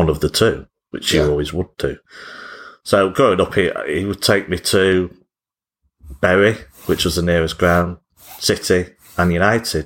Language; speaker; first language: English; native; English